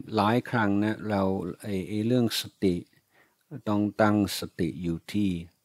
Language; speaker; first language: Thai; non-native, fluent; English